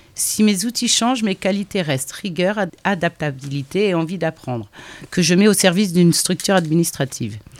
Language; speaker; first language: French; native; French